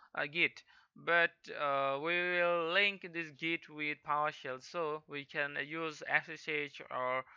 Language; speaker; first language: English; non-native, local second language; Hindi